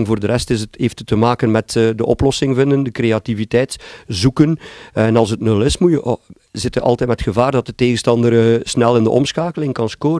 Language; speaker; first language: Dutch; native; Dutch